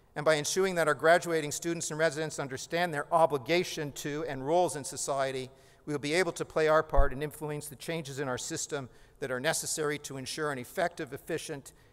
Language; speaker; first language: English; native; English